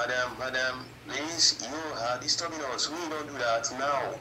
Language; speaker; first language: English; non-native, fluent; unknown